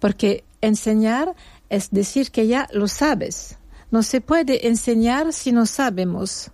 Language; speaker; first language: Spanish; non-native, fluent; French